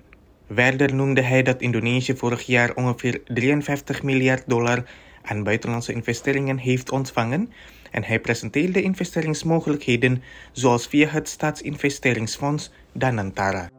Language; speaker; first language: Dutch; non-native, fluent; Indonesian